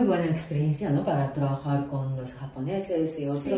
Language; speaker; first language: Spanish; non-native, fluent; Japanese